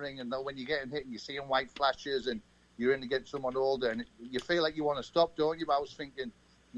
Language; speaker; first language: English; native; English